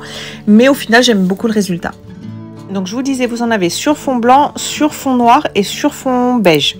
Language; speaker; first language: French; native; French